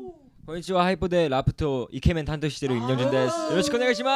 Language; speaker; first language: Japanese; non-native, learner; Korean